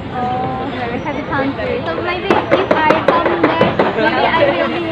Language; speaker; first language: English; non-native, learner; Indonesian